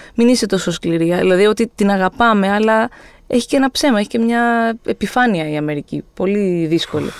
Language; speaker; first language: Greek; native; Greek